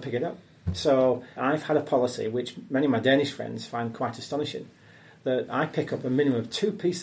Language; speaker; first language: English; native; English